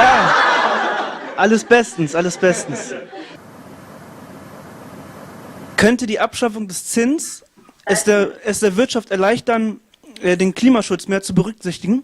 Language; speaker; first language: German; native; German